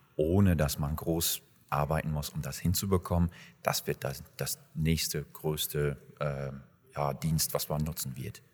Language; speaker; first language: German; non-native, fluent; English